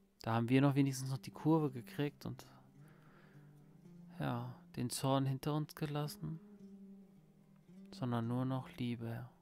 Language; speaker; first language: German; native; German